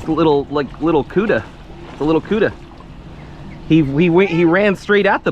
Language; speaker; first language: English; native; English